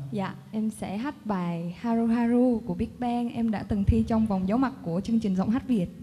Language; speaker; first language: Vietnamese; early bilingual, other home language; Korean